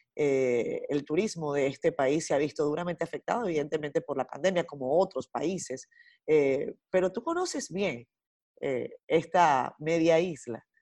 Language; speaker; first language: Spanish; native; Spanish